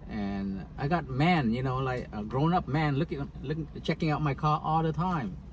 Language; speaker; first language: English; non-native, fluent; Vietnamese